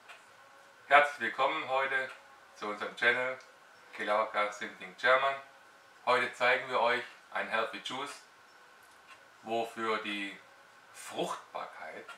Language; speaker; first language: German; native; German